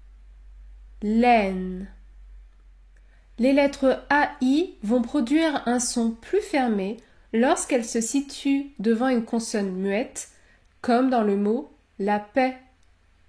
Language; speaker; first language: French; native; French